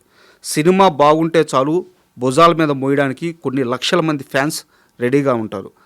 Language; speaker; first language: Telugu; native; Telugu